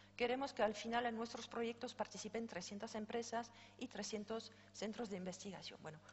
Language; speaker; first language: Spanish; non-native, fluent; French